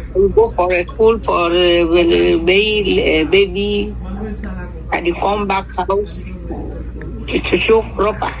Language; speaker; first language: English; non-native, learner; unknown